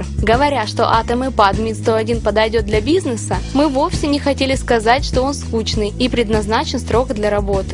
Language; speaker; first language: Russian; native; Russian